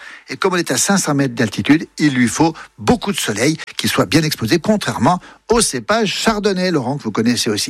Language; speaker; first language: French; native; French